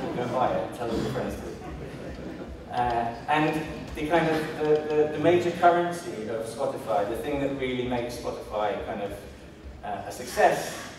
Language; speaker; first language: English; native; English